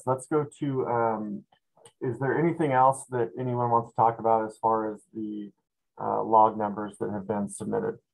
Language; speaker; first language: English; native; English